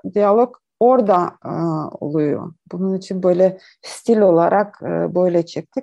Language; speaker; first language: Turkish; non-native, learner; Ukrainian